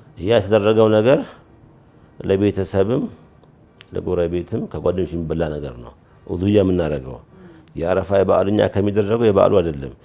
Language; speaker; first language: Amharic; native; Amharic